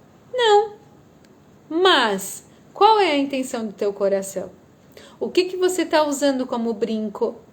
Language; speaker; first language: Portuguese; native; Portuguese